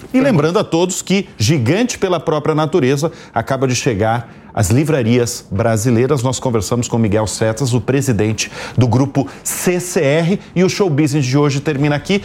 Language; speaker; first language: Portuguese; native; Portuguese